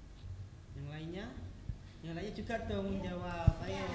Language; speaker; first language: Indonesian; native; Indonesian